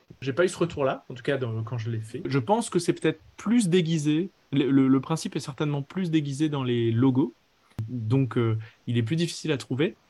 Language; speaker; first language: French; native; French